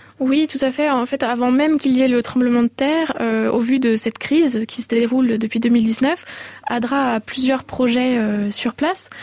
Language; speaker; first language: French; native; French